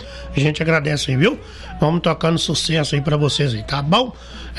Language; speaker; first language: Portuguese; native; Portuguese